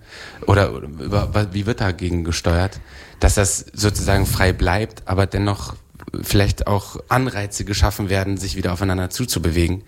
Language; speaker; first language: German; native; German